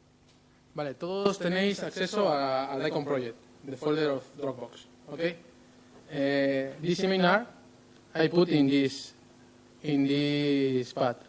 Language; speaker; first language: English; non-native, learner; Spanish